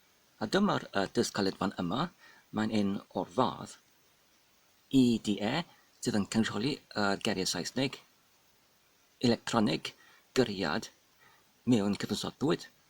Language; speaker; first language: Welsh; non-native, fluent; English